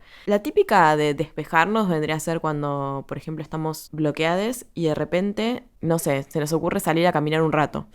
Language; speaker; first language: Spanish; native; Spanish